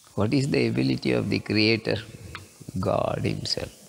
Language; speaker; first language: English; non-native, local second language; Kannada